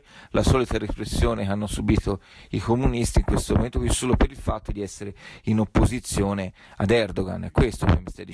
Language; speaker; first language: Italian; native; Italian